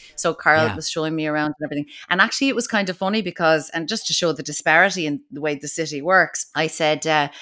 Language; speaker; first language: English; native; English